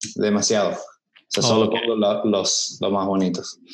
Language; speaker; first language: Spanish; early bilingual, heritage; Spanish